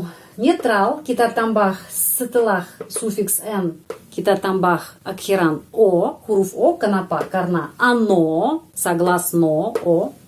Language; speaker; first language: Indonesian; non-native, fluent; Russian